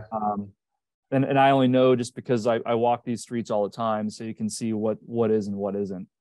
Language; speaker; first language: English; native; English